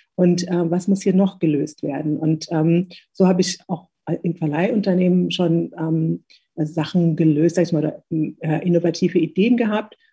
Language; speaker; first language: German; early bilingual, other home language; Tigrinya